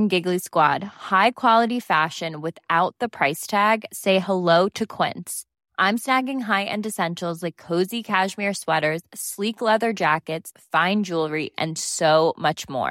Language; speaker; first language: English; native; English